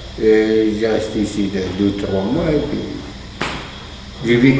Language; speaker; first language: French; non-native, fluent; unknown